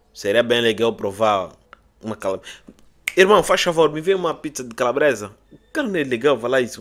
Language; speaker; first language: Portuguese; native; Portuguese